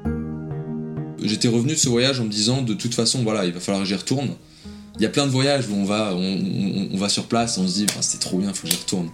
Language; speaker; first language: French; native; French